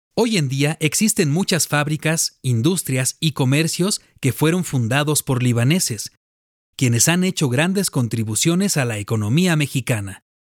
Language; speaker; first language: Spanish; native; Spanish